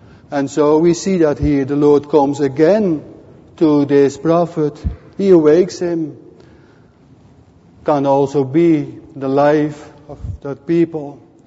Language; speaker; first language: English; non-native, fluent; Dutch